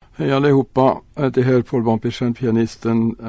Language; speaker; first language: Swedish; non-native, learner; English